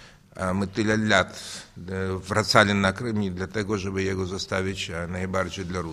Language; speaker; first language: Polish; non-native, learner; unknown